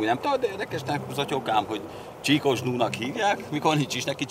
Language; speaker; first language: Hungarian; native; Hungarian